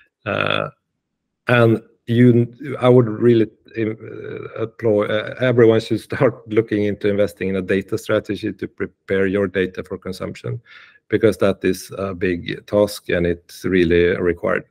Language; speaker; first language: English; non-native, fluent; Swedish